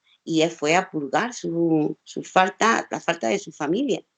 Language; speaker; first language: Spanish; native; Spanish